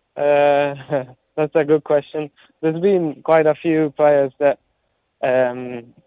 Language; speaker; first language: English; early bilingual, heritage; English